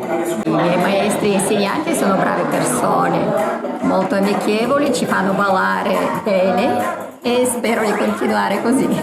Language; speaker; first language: Italian; non-native, fluent; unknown